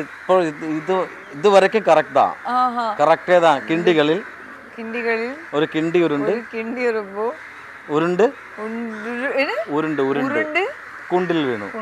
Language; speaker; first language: Tamil; non-native, learner; Malayalam